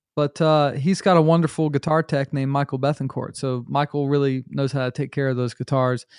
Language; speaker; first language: English; native; English